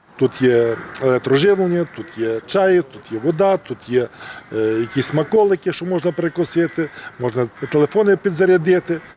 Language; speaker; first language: Ukrainian; native; Ukrainian